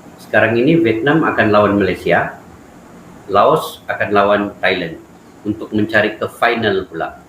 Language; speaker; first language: Malay; native; Malay